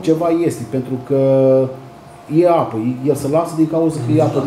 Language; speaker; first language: Romanian; native; Romanian